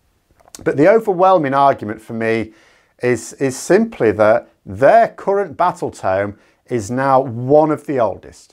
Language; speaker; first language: English; native; English